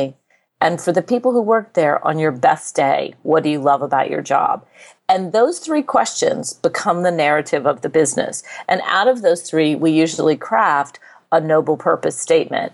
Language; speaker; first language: English; native; English